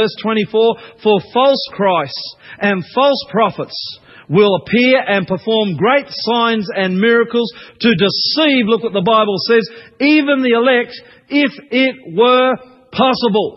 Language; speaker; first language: English; native; English